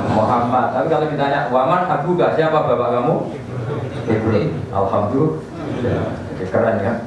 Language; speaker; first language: Malay; non-native, local second language; Javanese